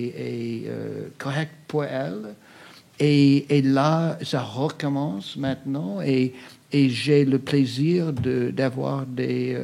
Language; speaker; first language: French; non-native, fluent; English